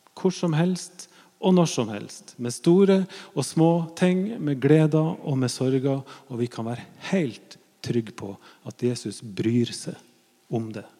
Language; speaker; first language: Norwegian; native; Norwegian